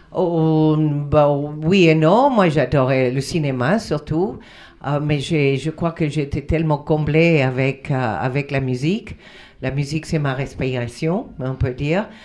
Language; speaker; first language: French; non-native, fluent; Spanish